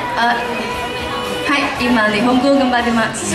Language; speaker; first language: Japanese; non-native, learner; Vietnamese